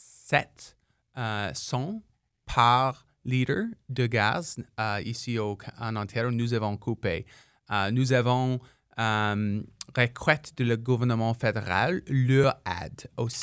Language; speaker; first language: French; non-native, local second language; English